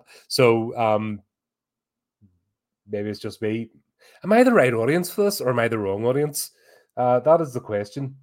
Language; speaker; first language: English; native; English